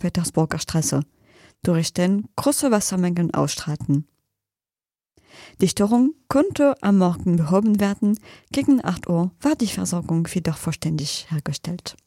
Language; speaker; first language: German; native; German